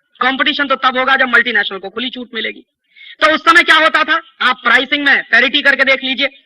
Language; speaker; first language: Hindi; native; Hindi